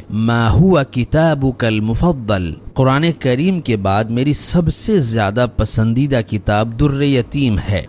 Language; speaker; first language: Urdu; native; Urdu